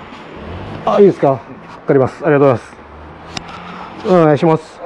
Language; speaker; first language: Japanese; non-native, fluent; Indonesian